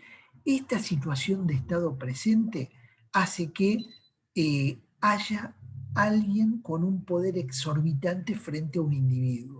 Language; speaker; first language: Spanish; native; Spanish